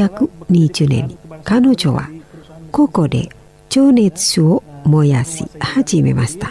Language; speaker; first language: Japanese; non-native, fluent; Indonesian